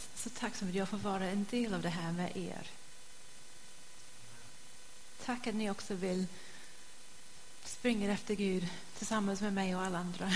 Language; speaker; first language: Swedish; non-native, fluent; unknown